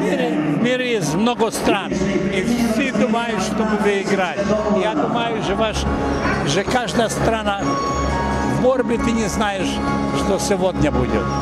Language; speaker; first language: Russian; non-native, learner; English